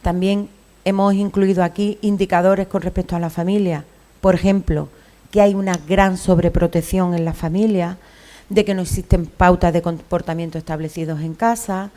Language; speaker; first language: Spanish; native; Spanish